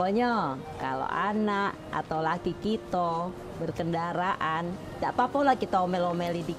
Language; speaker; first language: Indonesian; native; Indonesian